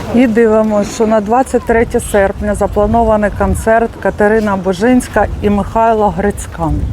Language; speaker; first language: Ukrainian; native; Ukrainian